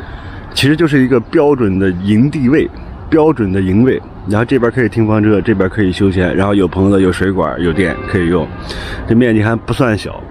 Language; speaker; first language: Chinese; native; Chinese